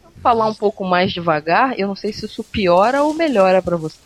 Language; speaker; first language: Portuguese; native; Portuguese